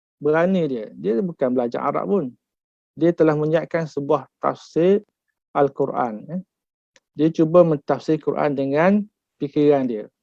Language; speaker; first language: Malay; native; Malay